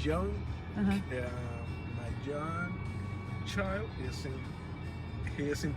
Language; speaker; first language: English; non-native, learner; Spanish